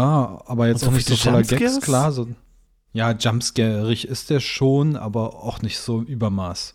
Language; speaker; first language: German; native; German